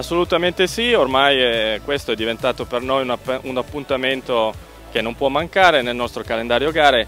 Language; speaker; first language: Italian; native; Italian